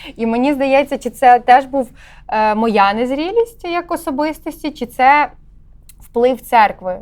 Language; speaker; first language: Ukrainian; native; Ukrainian